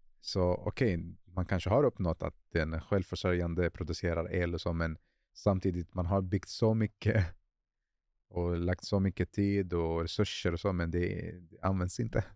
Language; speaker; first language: Swedish; non-native, fluent; Arabic